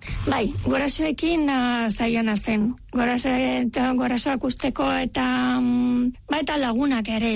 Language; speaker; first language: Basque; non-native, fluent; Bulgarian